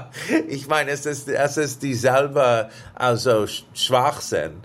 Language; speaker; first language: German; non-native, fluent; English